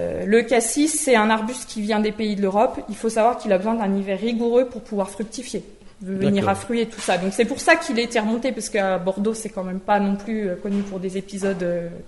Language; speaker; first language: French; native; French